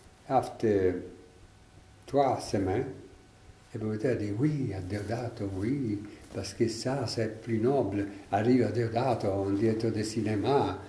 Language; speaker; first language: French; non-native, learner; Italian